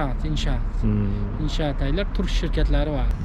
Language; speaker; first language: Turkish; non-native, learner; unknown